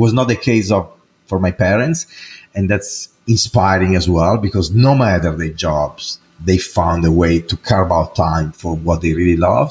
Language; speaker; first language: English; non-native, fluent; Italian